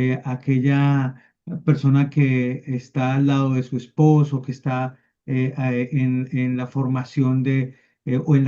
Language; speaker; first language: Spanish; native; Spanish